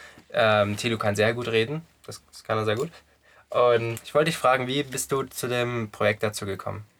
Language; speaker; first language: German; native; German